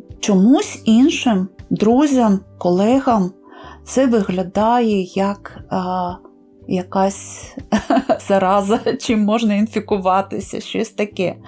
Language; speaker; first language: Ukrainian; native; Ukrainian